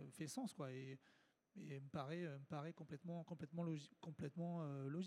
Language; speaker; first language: French; native; French